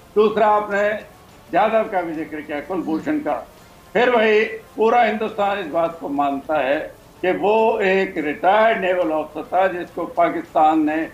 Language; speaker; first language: Hindi; native; Hindi